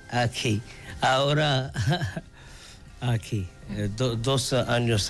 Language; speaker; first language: Spanish; non-native, learner; Arabic